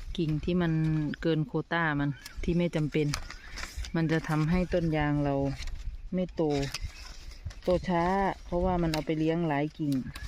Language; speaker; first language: Thai; non-native, local second language; Lao